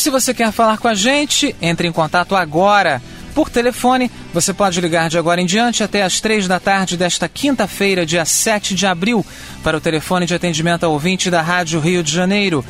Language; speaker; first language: Portuguese; native; Portuguese